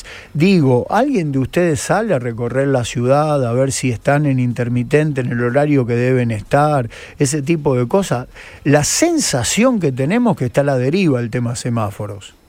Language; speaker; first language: Spanish; native; Spanish